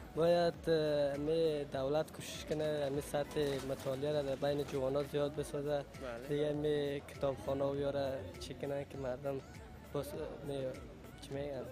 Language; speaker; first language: Persian; native; Persian